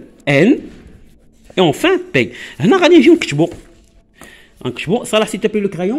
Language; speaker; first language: French; non-native, local second language; Arabic